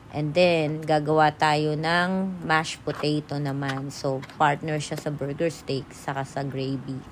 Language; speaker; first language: Filipino; native; Filipino